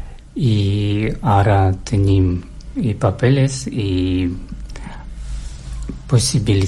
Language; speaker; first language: Catalan; non-native, learner; Russian